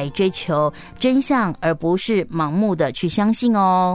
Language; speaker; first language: Chinese; native; Chinese